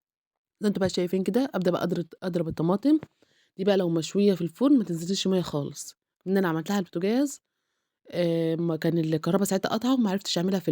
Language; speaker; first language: Arabic; native; Arabic